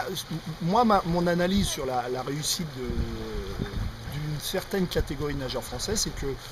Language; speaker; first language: French; native; French